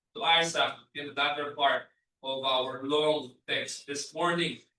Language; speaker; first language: English; non-native, local second language; Filipino